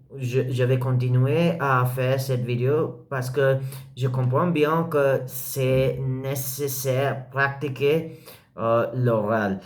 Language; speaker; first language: French; non-native, learner; English